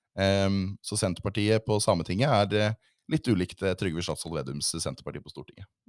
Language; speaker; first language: Norwegian; native; Norwegian